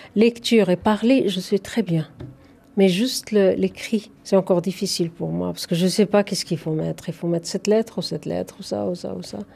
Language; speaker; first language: French; non-native, fluent; Arabic